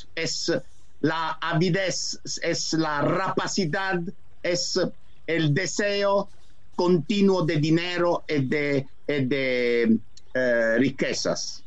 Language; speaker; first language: Spanish; non-native, fluent; Italian